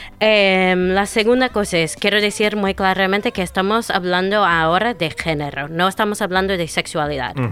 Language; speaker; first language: Spanish; non-native, fluent; English